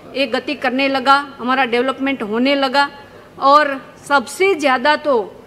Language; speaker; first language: Hindi; non-native, local second language; Gujarati